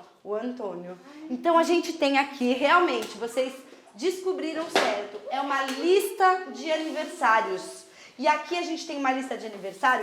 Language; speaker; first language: Portuguese; native; Portuguese